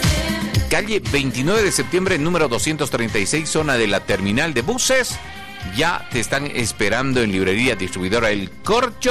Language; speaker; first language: Spanish; native; Spanish